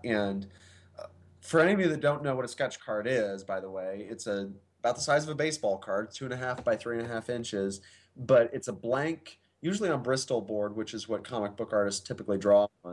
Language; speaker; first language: English; native; English